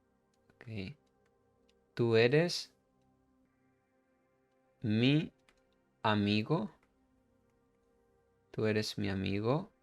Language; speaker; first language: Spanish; non-native, fluent; English